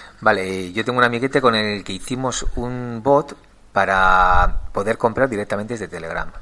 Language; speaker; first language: Spanish; native; Spanish